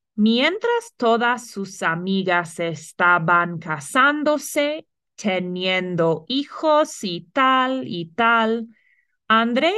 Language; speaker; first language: Spanish; non-native, fluent; English